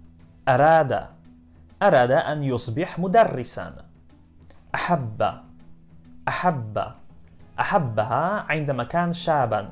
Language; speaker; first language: Arabic; non-native, fluent; Polish